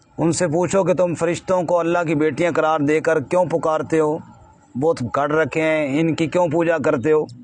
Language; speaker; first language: Urdu; non-native, local second language; Punjabi